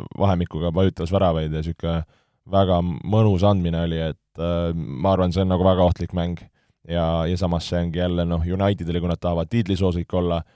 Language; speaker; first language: Estonian; native; Estonian